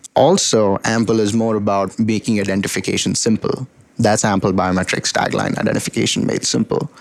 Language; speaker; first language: English; non-native, local second language; Hindi